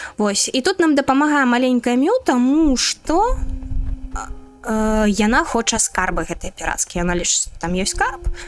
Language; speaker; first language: Belarusian; non-native, local second language; Russian